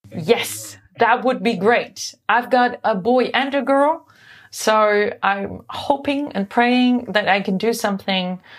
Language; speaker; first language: English; non-native, fluent; Dutch